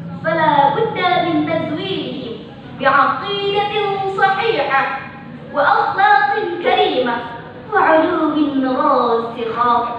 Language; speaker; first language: Arabic; non-native, fluent; Indonesian